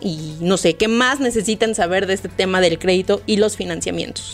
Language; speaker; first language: Spanish; native; Spanish